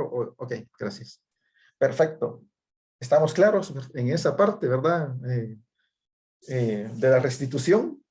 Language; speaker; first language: Spanish; native; Spanish